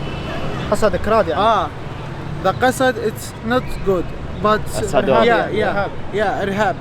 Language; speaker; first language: English; non-native, learner; Arabic